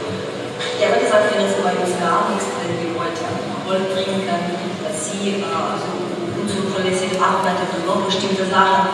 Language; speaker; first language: German; non-native, fluent; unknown